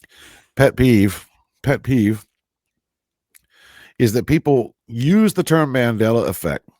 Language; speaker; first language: English; native; English